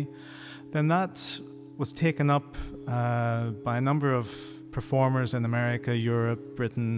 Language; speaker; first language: English; native; English